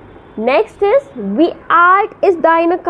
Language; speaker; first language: German; non-native, learner; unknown